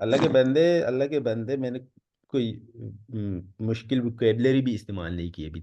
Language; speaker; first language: Hindi; non-native, local second language; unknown